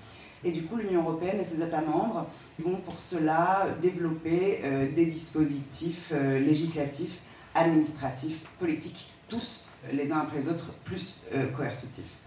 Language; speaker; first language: French; native; French